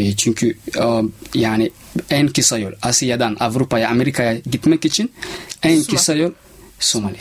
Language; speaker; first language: Turkish; non-native, fluent; Somali